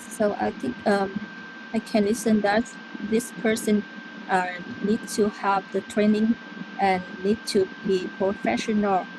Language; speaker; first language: English; non-native, learner; Vietnamese